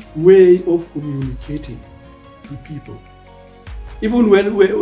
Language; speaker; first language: English; non-native, local second language; Luo (Kenya and Tanzania)